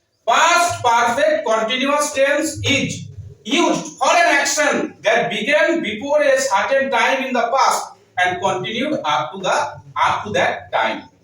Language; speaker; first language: English; non-native, local second language; Bangla